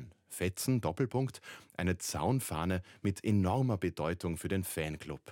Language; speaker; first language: German; native; German